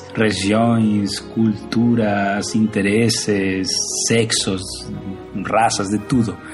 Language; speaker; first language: Portuguese; non-native, learner; Spanish